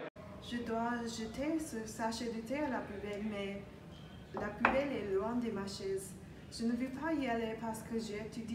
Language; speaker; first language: French; non-native, learner; English